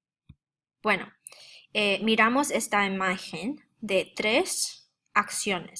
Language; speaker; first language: Spanish; non-native, fluent; English